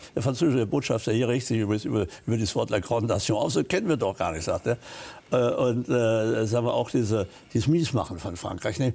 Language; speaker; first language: German; native; German